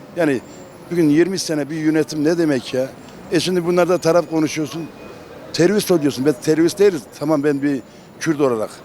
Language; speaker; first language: Turkish; non-native, local second language; Kurdish